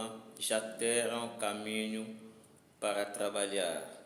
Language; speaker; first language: Portuguese; non-native, learner; Lingala